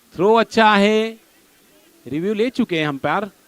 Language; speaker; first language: Hindi; non-native, local second language; Marathi